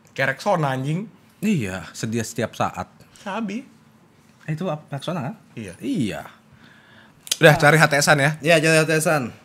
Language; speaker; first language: Indonesian; native; Indonesian